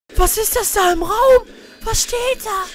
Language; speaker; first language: German; native; German